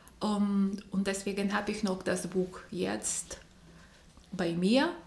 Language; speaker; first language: German; non-native, fluent; Lithuanian